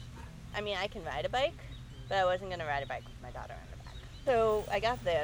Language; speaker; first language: English; native; English